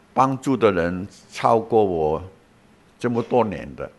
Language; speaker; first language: Chinese; non-native, local second language; Cantonese